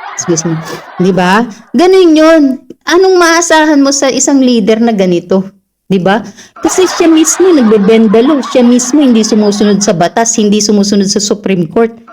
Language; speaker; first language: Filipino; non-native, local second language; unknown